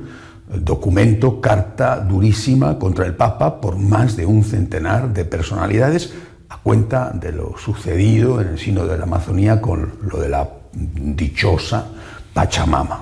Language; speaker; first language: Spanish; native; Spanish